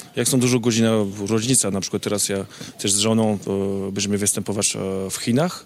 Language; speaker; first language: Polish; non-native, learner; French